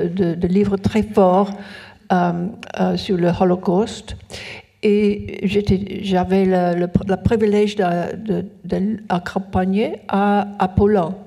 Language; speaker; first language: French; non-native, learner; English